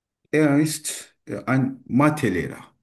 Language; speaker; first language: German; non-native, learner; Turkish